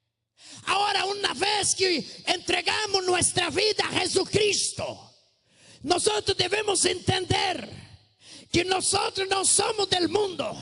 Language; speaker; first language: Spanish; non-native, fluent; Portuguese